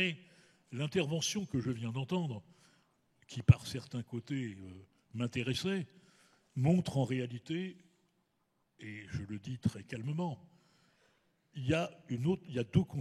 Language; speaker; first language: French; native; French